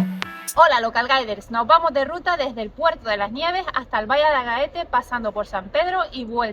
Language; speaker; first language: Spanish; native; Spanish